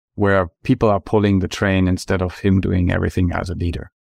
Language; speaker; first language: English; non-native, fluent; German